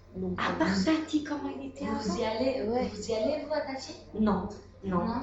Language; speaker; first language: French; native; French